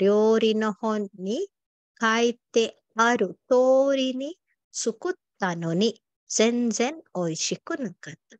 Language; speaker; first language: Japanese; non-native, fluent; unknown